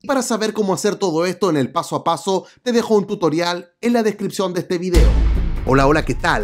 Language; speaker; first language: Spanish; native; Spanish